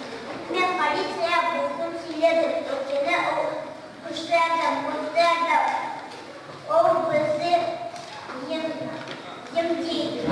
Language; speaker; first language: Kazakh; non-native, local second language; Russian